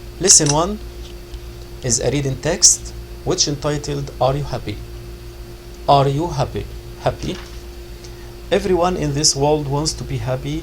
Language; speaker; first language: English; non-native, fluent; Arabic